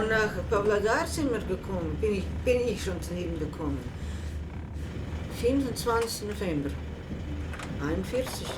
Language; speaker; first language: German; early bilingual, heritage; German